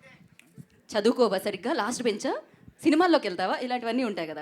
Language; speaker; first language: Telugu; native; Telugu